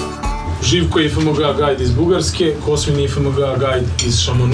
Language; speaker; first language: Bosnian; native; Bosnian